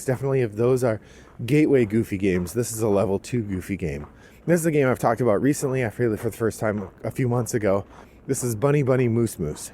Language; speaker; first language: English; native; English